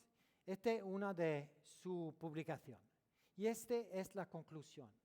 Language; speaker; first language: Spanish; non-native, learner; French